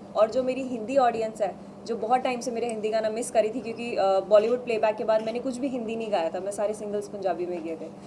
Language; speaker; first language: Hindi; non-native, local second language; Punjabi